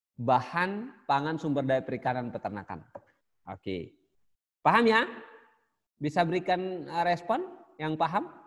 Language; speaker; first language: Indonesian; native; Indonesian